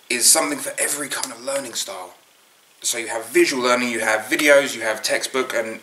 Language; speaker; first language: English; native; English